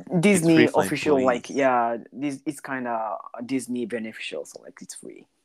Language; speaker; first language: English; non-native, learner; Japanese